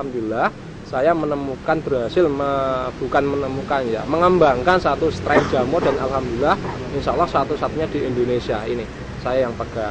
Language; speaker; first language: Indonesian; non-native, local second language; Javanese